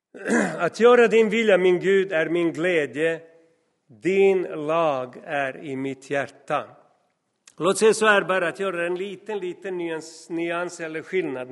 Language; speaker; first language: Swedish; non-native, fluent; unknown